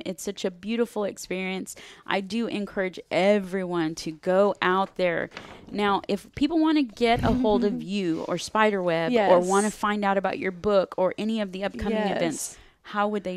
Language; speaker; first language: English; native; English